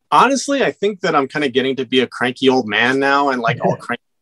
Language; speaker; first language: English; native; English